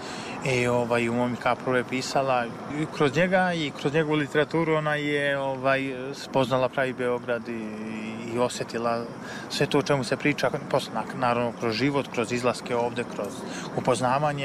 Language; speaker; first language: Serbian; native; Serbian